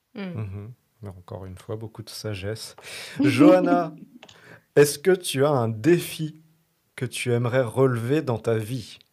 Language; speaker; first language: French; native; French